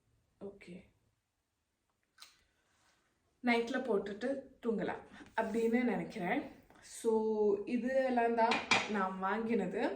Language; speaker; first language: Tamil; non-native, local second language; Malayalam